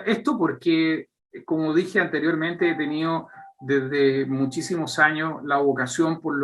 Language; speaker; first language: Spanish; native; Spanish